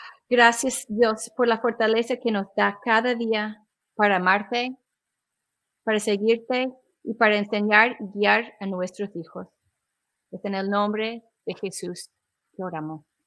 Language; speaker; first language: Spanish; non-native, fluent; English